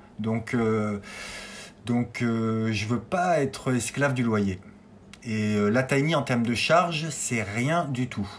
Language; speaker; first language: French; native; French